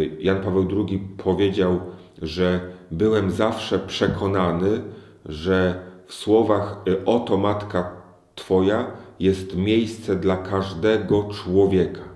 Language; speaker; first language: Polish; native; Polish